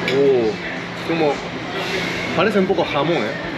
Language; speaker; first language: Spanish; non-native, fluent; Japanese